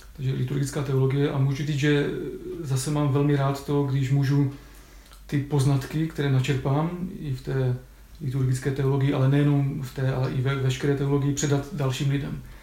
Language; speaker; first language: Czech; native; Czech